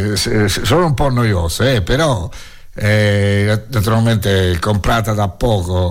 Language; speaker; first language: Italian; native; Italian